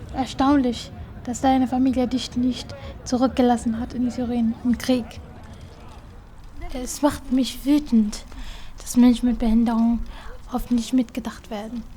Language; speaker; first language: German; non-native, fluent; Kurdish